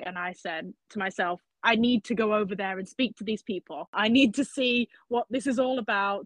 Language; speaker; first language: English; native; English